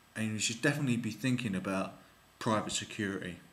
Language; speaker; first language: English; native; English